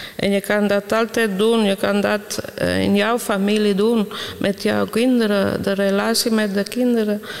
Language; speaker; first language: Dutch; non-native, fluent; Italian